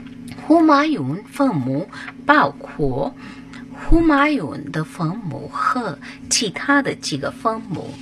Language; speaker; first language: Chinese; non-native, fluent; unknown